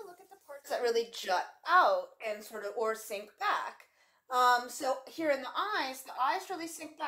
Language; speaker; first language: English; native; English